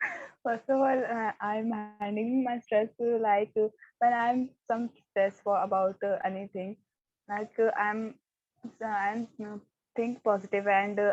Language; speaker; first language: English; non-native, learner; Hindi